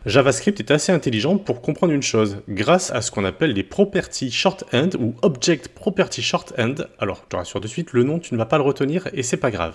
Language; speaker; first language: French; native; French